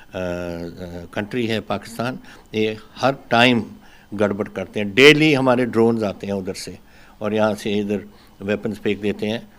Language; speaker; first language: Hindi; non-native, local second language; Punjabi